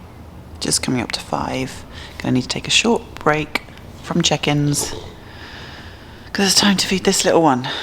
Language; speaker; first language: English; native; English